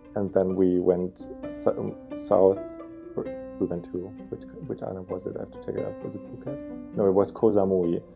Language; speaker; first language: English; non-native, fluent; German